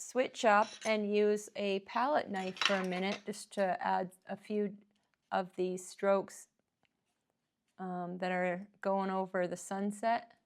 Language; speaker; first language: English; native; English